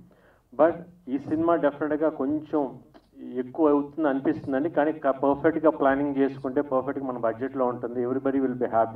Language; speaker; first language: Telugu; native; Telugu